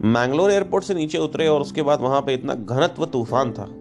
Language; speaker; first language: Hindi; native; Hindi